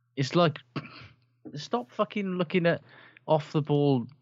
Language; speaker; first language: English; native; English